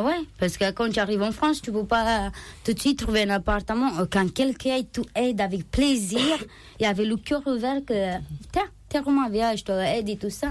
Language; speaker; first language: French; non-native, learner; Romanian